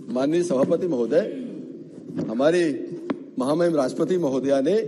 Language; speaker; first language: Hindi; native; Hindi